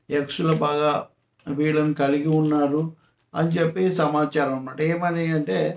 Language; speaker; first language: Telugu; native; Telugu